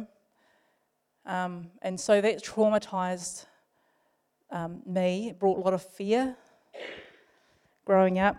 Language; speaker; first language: English; native; English